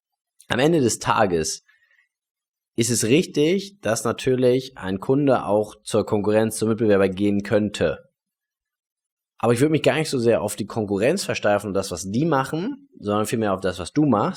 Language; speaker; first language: German; native; German